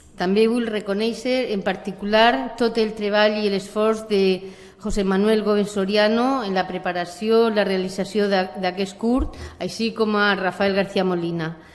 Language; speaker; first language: Catalan; non-native, local second language; Spanish